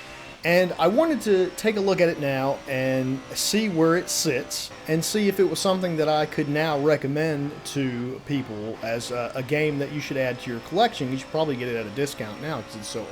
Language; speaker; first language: English; native; English